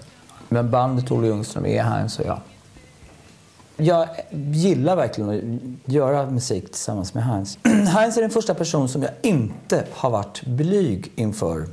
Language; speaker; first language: Swedish; native; Swedish